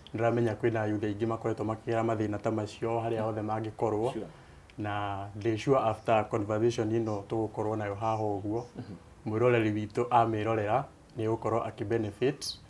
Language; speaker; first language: Kikuyu; non-native, local second language; Luo (Kenya and Tanzania)